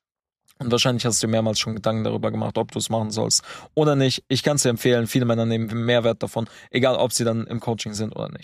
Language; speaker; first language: German; native; German